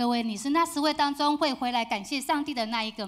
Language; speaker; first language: Chinese; native; Chinese